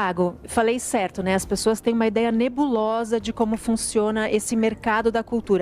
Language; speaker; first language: Portuguese; native; Portuguese